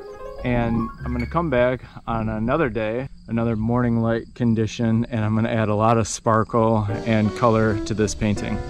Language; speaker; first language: English; native; English